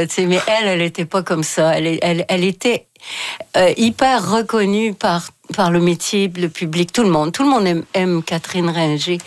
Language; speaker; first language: French; native; French